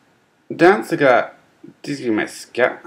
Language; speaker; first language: Japanese; non-native, learner; English